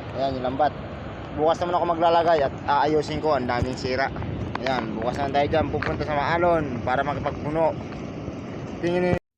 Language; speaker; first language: Filipino; non-native, local second language; Bikol